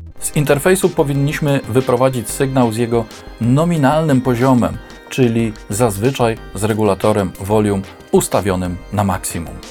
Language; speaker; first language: Polish; native; Polish